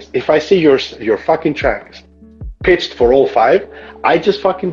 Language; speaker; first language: English; non-native, fluent; Greek